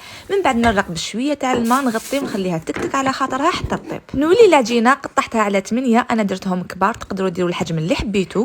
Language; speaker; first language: Arabic; native; Arabic